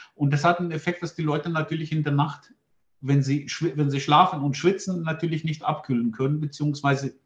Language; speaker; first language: German; non-native, fluent; Greek